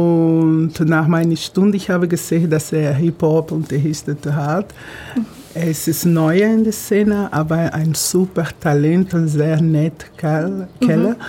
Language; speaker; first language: German; non-native, fluent; Portuguese